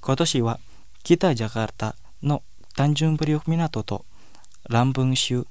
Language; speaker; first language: Japanese; non-native, fluent; Indonesian